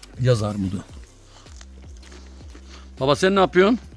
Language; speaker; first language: Turkish; native; Turkish